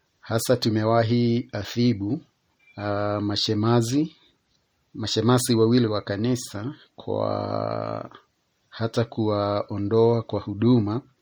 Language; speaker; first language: Swahili; non-native, local second language; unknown